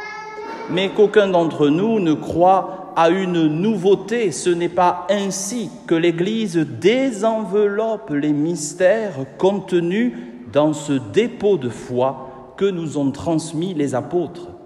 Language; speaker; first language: French; native; French